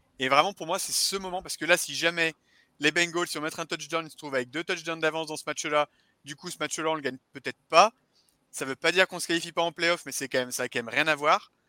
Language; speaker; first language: French; native; French